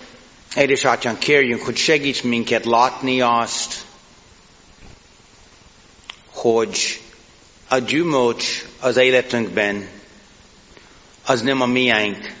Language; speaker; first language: Hungarian; non-native, fluent; English